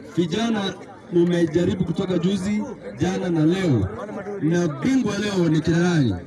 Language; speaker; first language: Swahili; non-native, local second language; Kalenjin